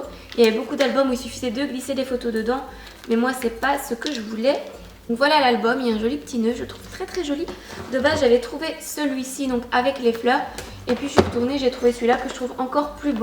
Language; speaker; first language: French; native; French